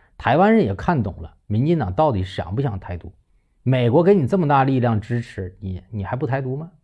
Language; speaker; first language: Chinese; native; Chinese